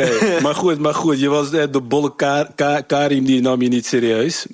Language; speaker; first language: Dutch; early bilingual, other home language; Turkish